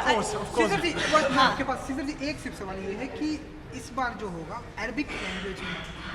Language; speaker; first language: Hindi; native; Hindi